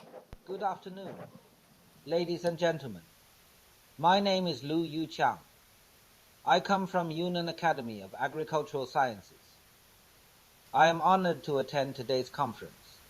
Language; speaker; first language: English; non-native, fluent; Chinese